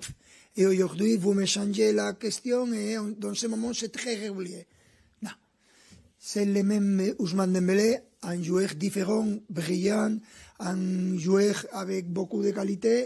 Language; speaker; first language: French; non-native, fluent; Spanish